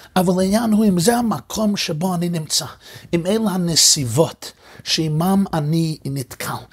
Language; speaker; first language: Hebrew; non-native, fluent; English